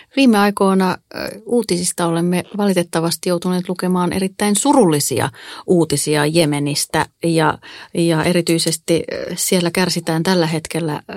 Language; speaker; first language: Finnish; native; Finnish